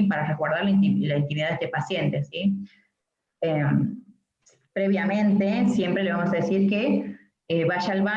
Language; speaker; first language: Spanish; native; Spanish